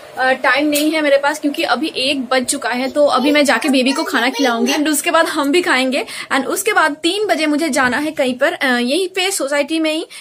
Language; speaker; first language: Hindi; non-native, local second language; Bangla